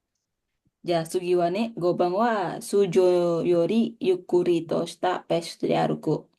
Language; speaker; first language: Japanese; non-native, fluent; Indonesian